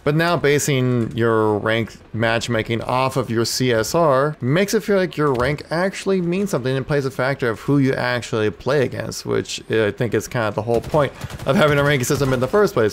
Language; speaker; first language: English; native; English